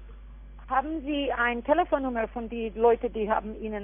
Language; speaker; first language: German; non-native, fluent; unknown